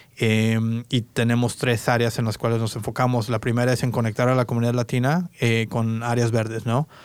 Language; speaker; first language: Spanish; native; Spanish